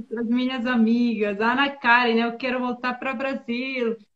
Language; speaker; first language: Portuguese; non-native, learner; Bosnian